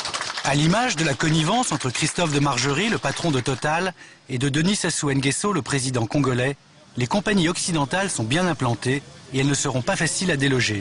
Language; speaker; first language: French; native; French